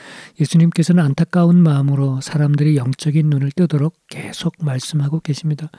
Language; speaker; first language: Korean; native; Korean